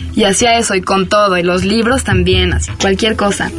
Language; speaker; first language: Spanish; non-native, fluent; French